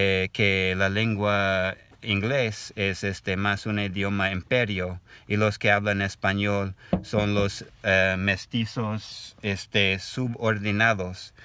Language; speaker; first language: Spanish; non-native, learner; English